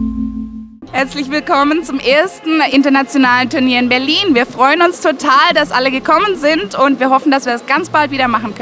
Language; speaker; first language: German; native; German